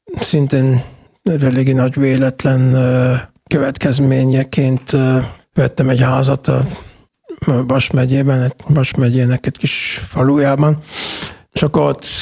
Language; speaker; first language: Hungarian; non-native, fluent; German